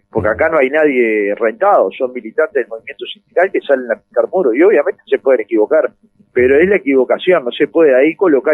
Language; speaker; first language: Spanish; native; Spanish